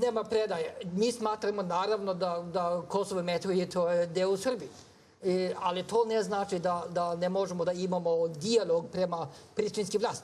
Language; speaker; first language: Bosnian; non-native, fluent; Norwegian